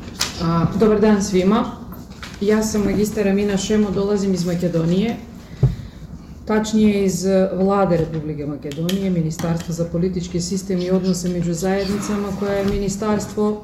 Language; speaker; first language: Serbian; non-native, local second language; Macedonian